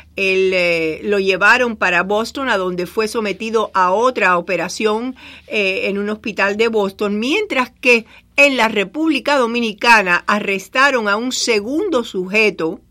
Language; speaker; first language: Spanish; native; Spanish